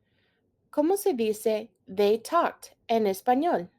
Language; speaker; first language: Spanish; non-native, fluent; English